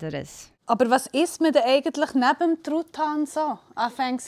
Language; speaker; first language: German; native; German